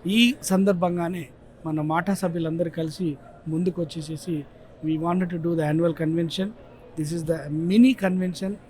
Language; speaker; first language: Telugu; native; Telugu